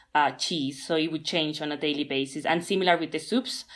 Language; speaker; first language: English; non-native, fluent; Spanish